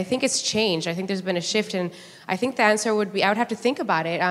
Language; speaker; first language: English; native; English